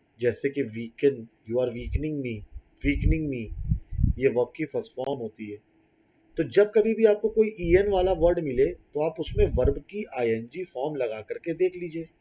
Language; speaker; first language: Hindi; native; Hindi